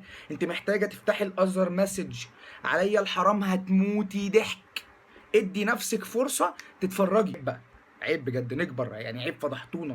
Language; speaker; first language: Arabic; native; Arabic